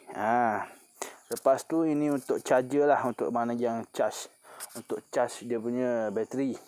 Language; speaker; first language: Malay; native; Malay